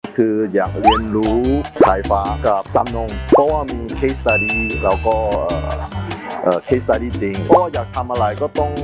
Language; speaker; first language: Thai; non-native, learner; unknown